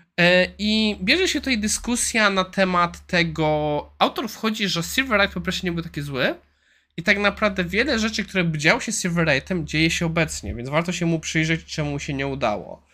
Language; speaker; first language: Polish; native; Polish